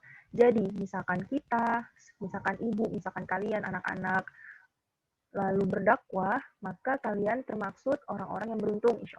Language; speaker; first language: Indonesian; native; Indonesian